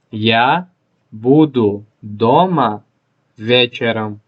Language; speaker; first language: Russian; non-native, local second language; Tajik